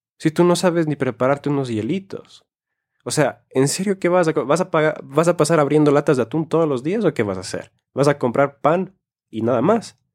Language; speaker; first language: Spanish; early bilingual, heritage; Spanish